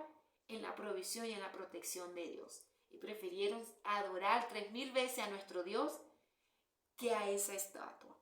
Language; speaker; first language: Spanish; native; Spanish